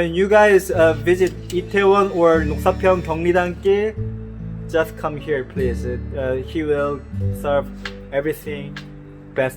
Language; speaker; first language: English; non-native, learner; Korean